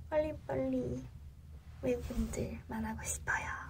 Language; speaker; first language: Korean; non-native, learner; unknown